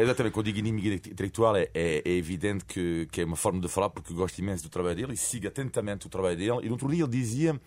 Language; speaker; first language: Portuguese; non-native, fluent; French